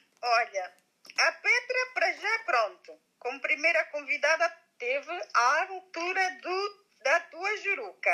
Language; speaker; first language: Portuguese; native; Portuguese